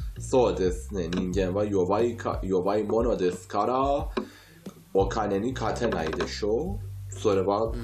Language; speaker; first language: Japanese; non-native, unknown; Persian